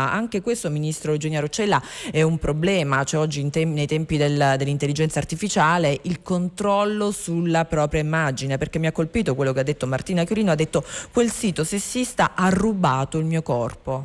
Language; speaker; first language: Italian; native; Italian